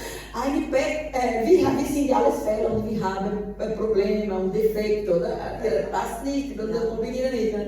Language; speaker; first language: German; non-native, learner; Portuguese